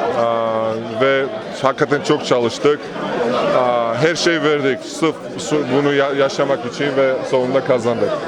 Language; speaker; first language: Turkish; non-native, fluent; Georgian